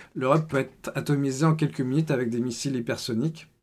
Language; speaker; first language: French; native; French